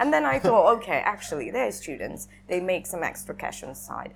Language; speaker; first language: English; non-native, fluent; Russian